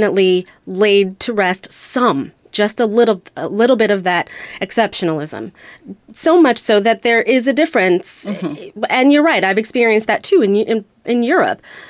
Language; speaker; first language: English; non-native, fluent; Romanian